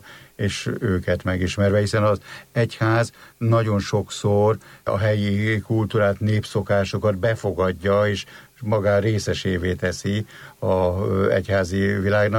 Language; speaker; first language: Hungarian; native; Hungarian